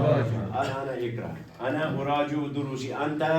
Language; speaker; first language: Arabic; non-native, fluent; Urdu